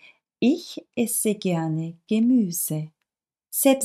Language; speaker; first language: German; non-native, fluent; Turkish